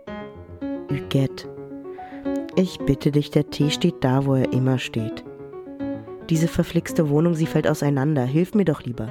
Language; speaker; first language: German; early bilingual, other home language; French